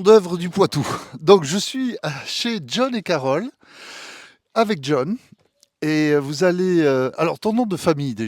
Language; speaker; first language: French; native; French